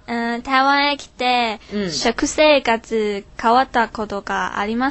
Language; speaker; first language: Japanese; non-native, learner; Chinese